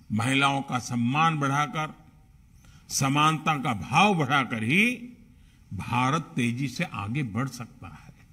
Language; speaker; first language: Hindi; non-native, local second language; Gujarati